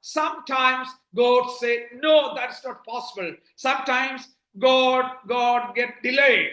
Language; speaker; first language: English; non-native, local second language; Malayalam